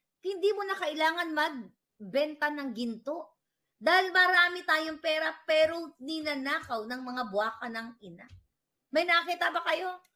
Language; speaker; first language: Filipino; non-native, local second language; Cebuano